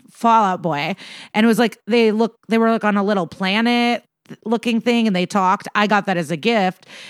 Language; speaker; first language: English; early bilingual, other home language; Russian